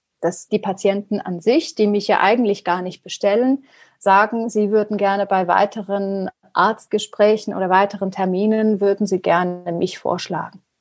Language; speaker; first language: German; early bilingual, other home language; Persian